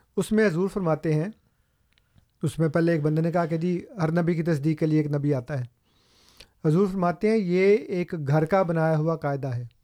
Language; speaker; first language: Urdu; non-native, local second language; Punjabi